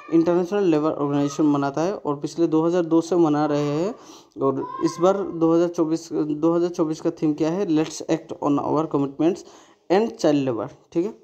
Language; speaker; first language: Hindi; non-native, local second language; Bangla